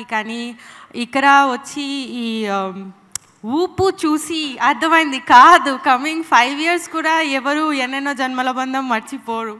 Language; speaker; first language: Telugu; non-native, learner; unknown